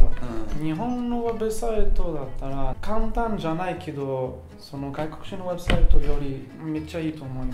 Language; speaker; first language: Japanese; non-native, learner; French